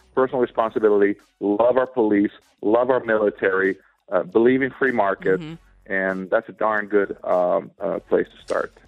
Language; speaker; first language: English; non-native, fluent; Swedish